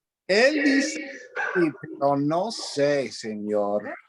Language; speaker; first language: Spanish; non-native, learner; English